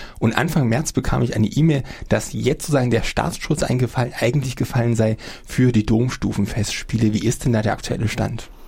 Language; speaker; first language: German; native; German